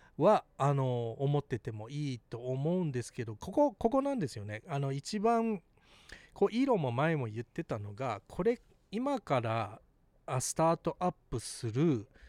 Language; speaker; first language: Japanese; early bilingual, heritage; Japanese